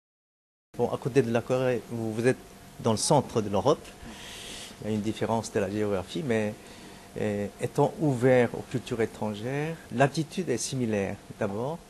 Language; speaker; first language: French; non-native, fluent; Korean